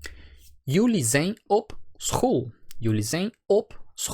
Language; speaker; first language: Dutch; non-native, fluent; Portuguese